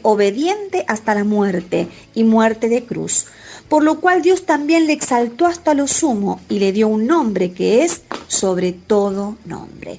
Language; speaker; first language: Spanish; native; Spanish